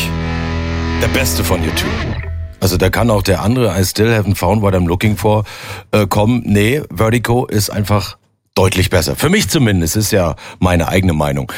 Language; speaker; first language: German; native; German